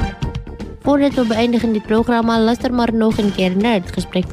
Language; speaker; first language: Dutch; non-native, fluent; Indonesian